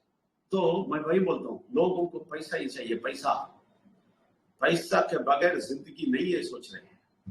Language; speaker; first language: Hindi; non-native, local second language; Telugu